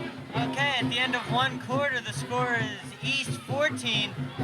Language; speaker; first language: English; native; English